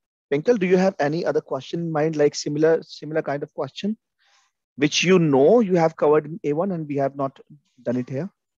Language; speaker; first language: English; non-native, local second language; Hindi